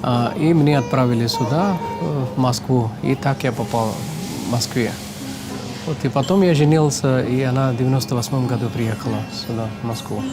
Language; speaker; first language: Russian; non-native, fluent; Tamil